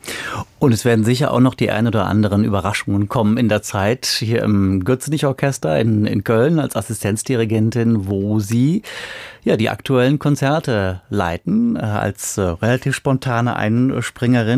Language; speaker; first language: German; native; German